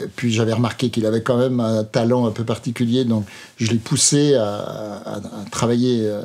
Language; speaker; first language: French; native; French